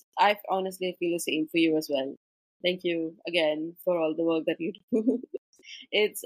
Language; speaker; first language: English; non-native, local second language; Hindi